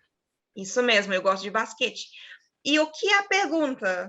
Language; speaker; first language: Portuguese; non-native, fluent; German